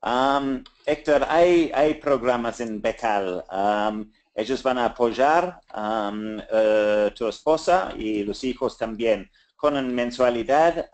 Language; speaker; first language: Spanish; non-native, fluent; English